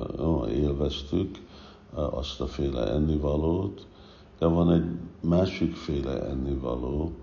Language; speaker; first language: Hungarian; non-native, fluent; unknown